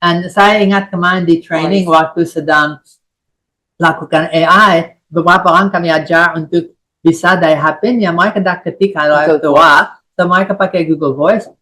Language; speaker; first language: Indonesian; non-native, fluent; English